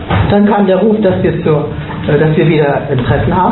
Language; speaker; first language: German; native; German